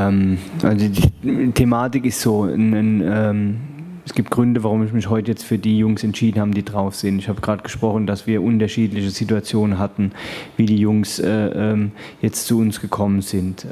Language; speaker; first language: German; native; German